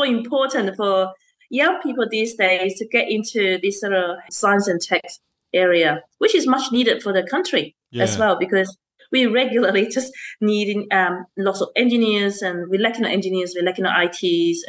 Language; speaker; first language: English; non-native, local second language; Chinese